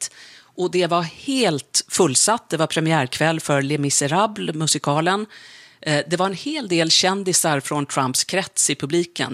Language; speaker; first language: Swedish; native; Swedish